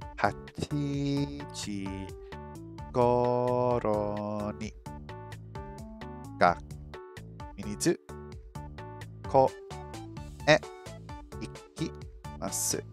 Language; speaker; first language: Japanese; non-native, learner; English